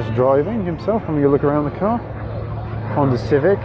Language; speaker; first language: English; native; English